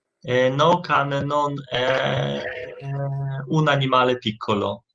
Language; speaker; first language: Italian; non-native, learner; Polish